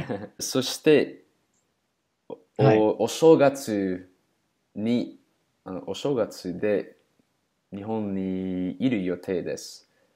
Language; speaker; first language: Japanese; non-native, learner; English